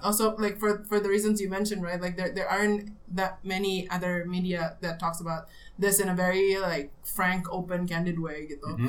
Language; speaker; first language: English; non-native, fluent; Indonesian